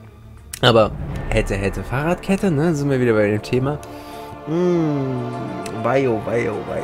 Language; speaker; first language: German; native; German